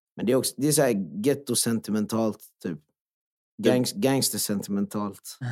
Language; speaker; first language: Swedish; non-native, local second language; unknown